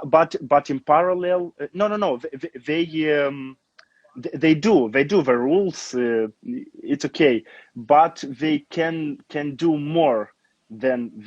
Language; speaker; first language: English; non-native, learner; Romanian